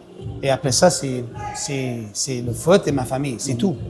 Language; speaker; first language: French; non-native, local second language; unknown